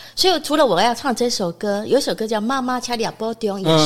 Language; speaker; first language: Chinese; non-native, local second language; Min Nan Chinese